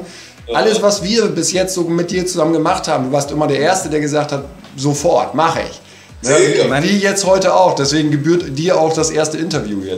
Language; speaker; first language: German; native; German